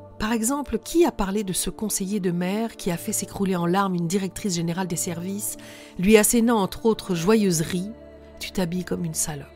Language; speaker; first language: French; native; French